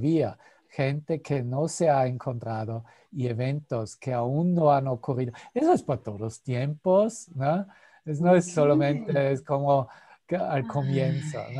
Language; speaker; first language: Spanish; non-native, fluent; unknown